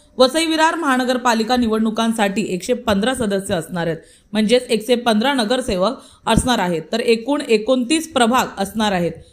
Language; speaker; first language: Marathi; native; Marathi